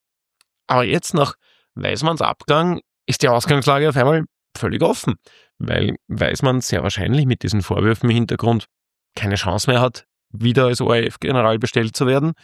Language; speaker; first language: German; native; German